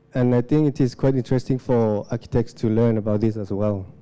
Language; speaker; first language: English; non-native, fluent; Lao